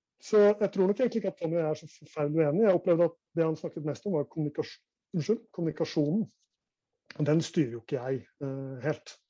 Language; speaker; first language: Norwegian; native; Norwegian